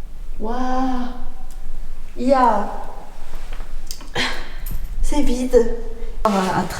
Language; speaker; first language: French; non-native, learner; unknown